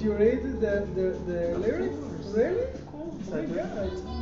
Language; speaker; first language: English; non-native, fluent; Hebrew